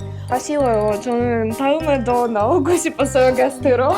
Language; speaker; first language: Korean; non-native, learner; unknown